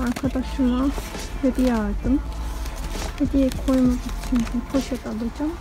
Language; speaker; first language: Turkish; non-native, fluent; Korean